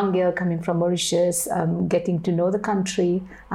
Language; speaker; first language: English; non-native, fluent; French